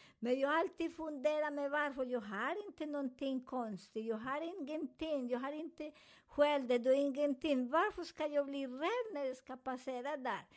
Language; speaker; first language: Swedish; non-native, learner; Spanish